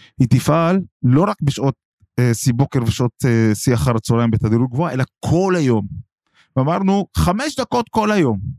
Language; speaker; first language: Hebrew; non-native, local second language; Arabic